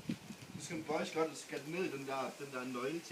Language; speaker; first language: Danish; native; Danish